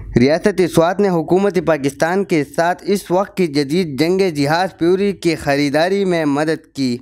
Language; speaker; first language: Urdu; non-native, local second language; Pashto